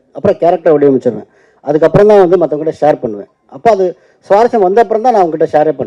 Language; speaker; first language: Tamil; native; Tamil